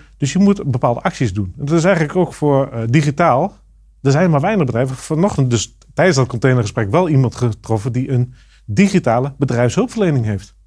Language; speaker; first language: Dutch; native; Dutch